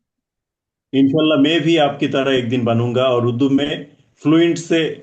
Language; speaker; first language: Hindi; non-native, learner; Bangla